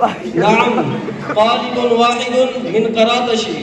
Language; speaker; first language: Arabic; non-native, learner; Urdu